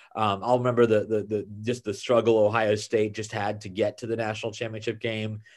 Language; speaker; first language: English; native; English